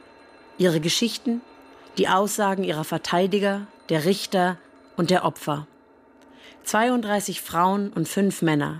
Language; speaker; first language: German; native; German